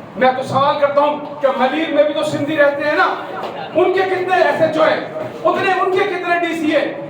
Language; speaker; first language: Urdu; native; Urdu